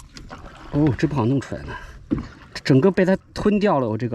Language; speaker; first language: Chinese; native; Chinese